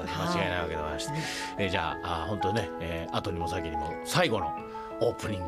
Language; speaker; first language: Japanese; native; Japanese